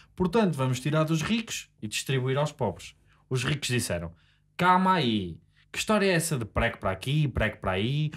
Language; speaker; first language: Portuguese; native; Portuguese